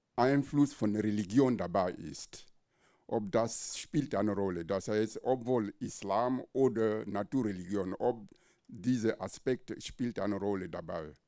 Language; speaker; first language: German; non-native, fluent; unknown